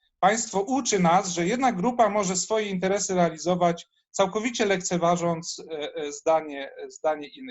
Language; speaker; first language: Polish; native; Polish